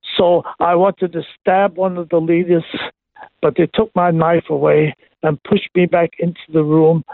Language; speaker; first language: English; non-native, local second language; Cantonese